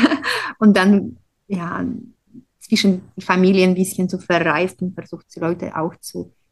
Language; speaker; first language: German; non-native, fluent; Polish